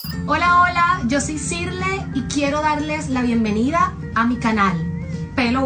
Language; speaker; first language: Spanish; native; Spanish